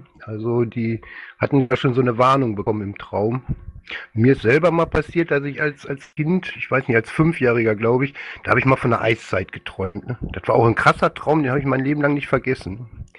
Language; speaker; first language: German; native; German